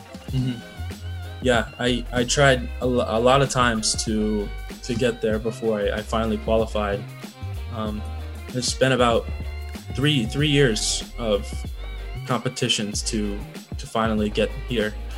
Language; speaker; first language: English; native; English